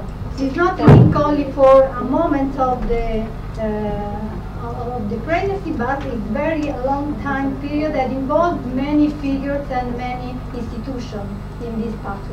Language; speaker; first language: English; non-native, fluent; Italian